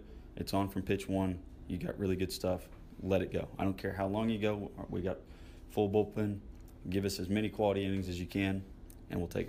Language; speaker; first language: English; native; English